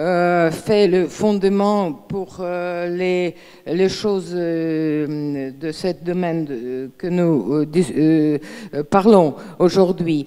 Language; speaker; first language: French; non-native, fluent; Russian